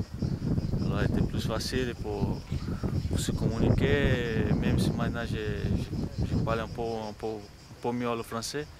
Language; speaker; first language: French; non-native, fluent; Portuguese